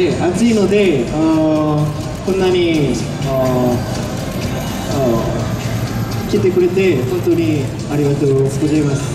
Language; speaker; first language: Japanese; non-native, learner; Korean